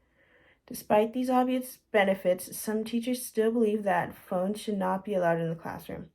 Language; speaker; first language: English; native; English